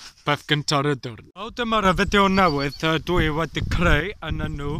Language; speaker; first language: Welsh; non-native, local second language; English